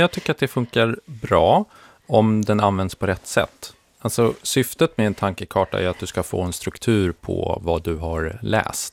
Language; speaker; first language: Swedish; native; Swedish